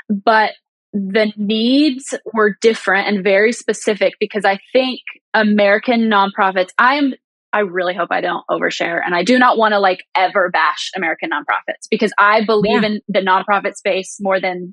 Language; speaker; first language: English; native; English